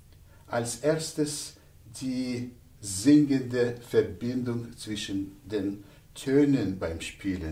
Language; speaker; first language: German; non-native, fluent; Russian